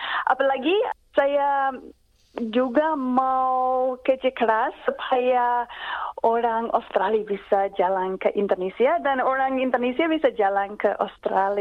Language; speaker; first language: Indonesian; non-native, fluent; English